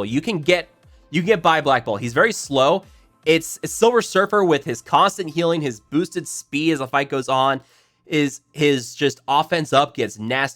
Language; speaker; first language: English; native; English